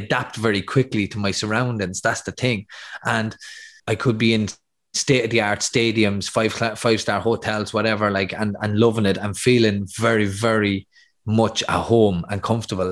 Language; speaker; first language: English; native; English